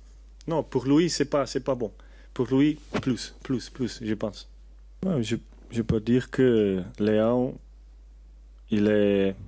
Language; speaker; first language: French; non-native, learner; Portuguese